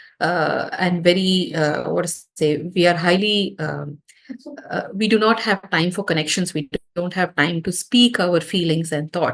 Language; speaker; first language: English; non-native, local second language; Tamil